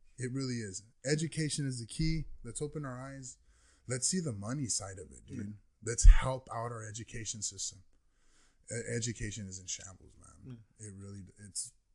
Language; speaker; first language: English; early bilingual, other home language; Spanish